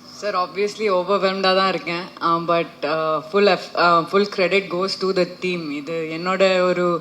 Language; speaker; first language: Tamil; non-native, fluent; Malayalam